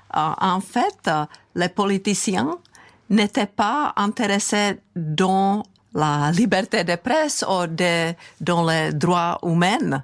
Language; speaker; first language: French; non-native, fluent; Czech